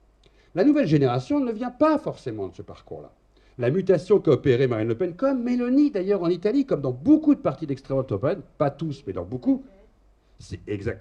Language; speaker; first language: French; native; French